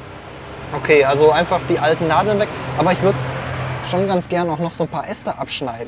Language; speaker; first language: German; native; German